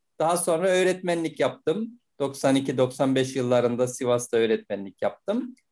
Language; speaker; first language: Turkish; native; Turkish